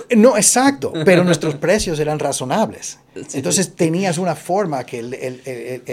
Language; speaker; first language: Spanish; early bilingual, heritage; Spanish